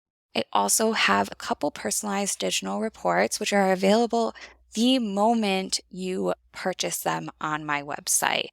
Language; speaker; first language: English; native; English